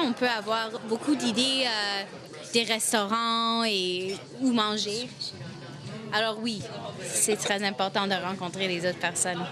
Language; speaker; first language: French; non-native, local second language; English